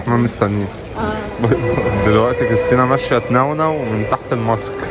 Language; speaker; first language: Arabic; native; Arabic